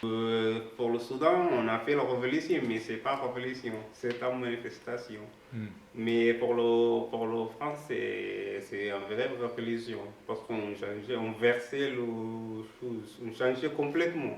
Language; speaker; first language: French; non-native, learner; Arabic